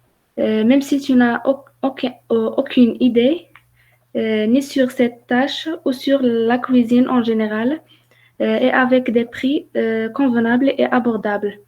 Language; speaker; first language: French; non-native, learner; Arabic